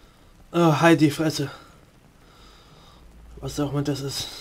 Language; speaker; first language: German; native; German